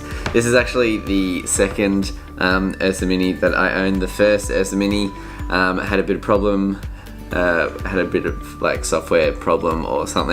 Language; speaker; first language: English; native; English